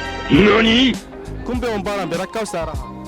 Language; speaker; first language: Finnish; non-native, learner; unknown